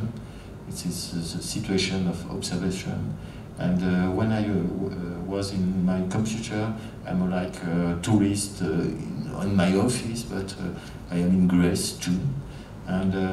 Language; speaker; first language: English; non-native, learner; French